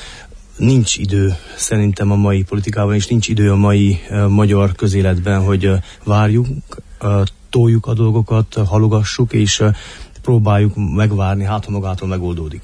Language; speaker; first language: Hungarian; native; Hungarian